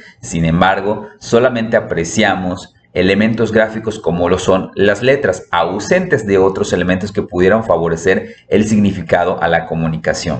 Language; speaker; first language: Spanish; native; Spanish